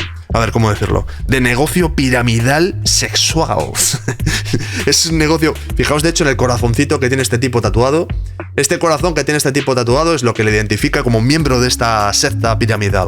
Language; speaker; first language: Spanish; native; Spanish